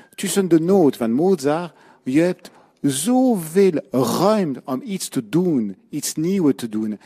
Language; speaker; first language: Dutch; non-native, learner; French